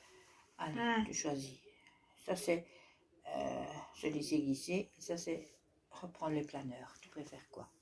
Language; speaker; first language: French; native; French